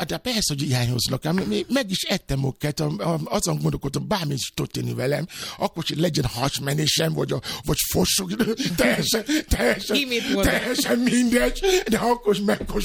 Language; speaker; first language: Hungarian; non-native, fluent; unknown